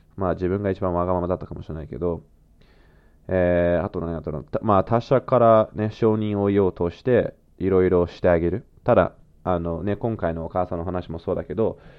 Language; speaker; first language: Japanese; non-native, fluent; English